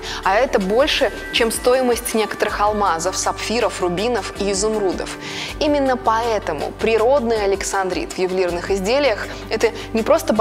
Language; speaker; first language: Russian; native; Russian